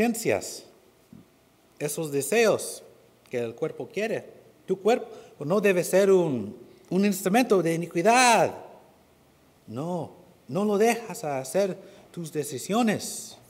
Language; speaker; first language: Spanish; non-native, fluent; English